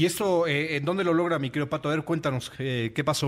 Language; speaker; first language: Spanish; native; Spanish